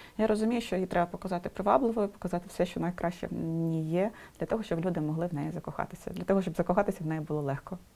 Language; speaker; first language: Ukrainian; non-native, local second language; Russian